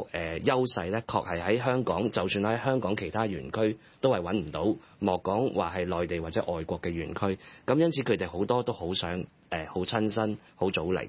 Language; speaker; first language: Cantonese; native; Cantonese